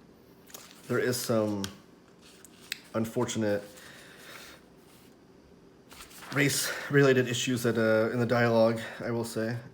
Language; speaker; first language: English; native; English